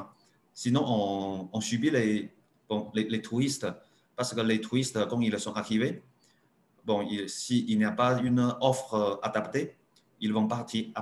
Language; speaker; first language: French; non-native, learner; Chinese